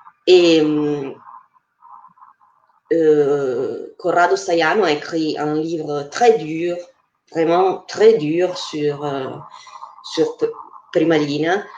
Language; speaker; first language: French; non-native, fluent; Italian